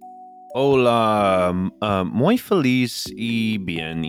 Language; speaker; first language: Spanish; non-native, learner; English